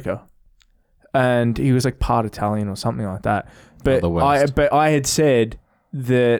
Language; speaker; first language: English; native; English